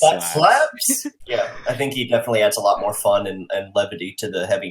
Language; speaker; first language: English; native; English